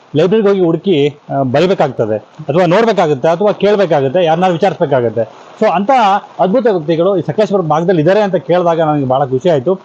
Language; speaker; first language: Kannada; native; Kannada